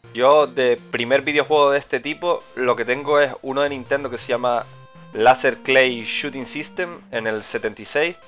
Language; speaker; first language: Spanish; native; Spanish